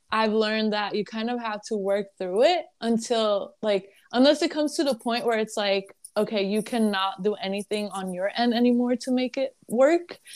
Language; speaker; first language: English; early bilingual, other home language; Arabic